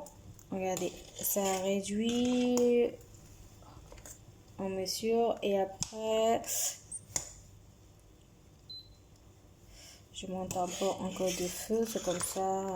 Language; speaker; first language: French; non-native, learner; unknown